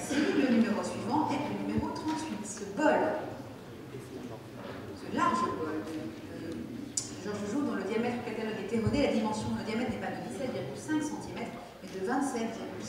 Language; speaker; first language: French; native; French